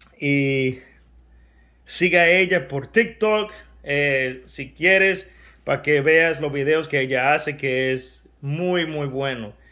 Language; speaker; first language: Spanish; early bilingual, heritage; Spanish